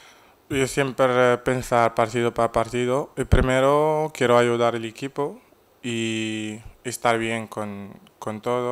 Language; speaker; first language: Spanish; non-native, fluent; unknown